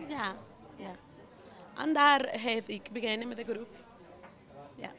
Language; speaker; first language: Dutch; non-native, learner; Spanish